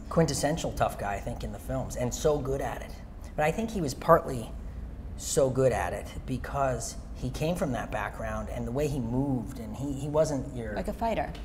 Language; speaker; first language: English; native; English